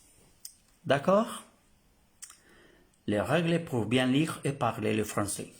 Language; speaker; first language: French; non-native, fluent; Spanish